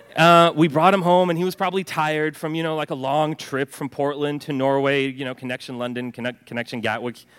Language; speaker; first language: English; early bilingual, other home language; Norwegian